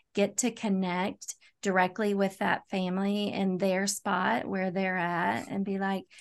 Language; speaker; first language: English; native; English